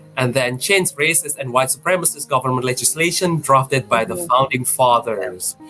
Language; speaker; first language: English; non-native, fluent; Indonesian